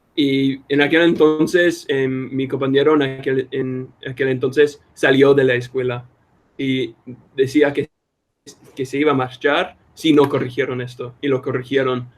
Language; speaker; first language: Spanish; non-native, fluent; English